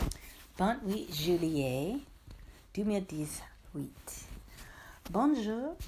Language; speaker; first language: French; non-native, learner; English